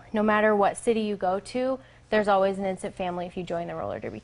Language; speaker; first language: English; native; English